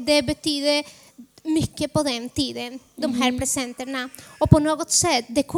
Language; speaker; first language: Swedish; non-native, fluent; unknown